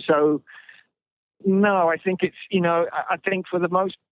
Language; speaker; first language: English; native; English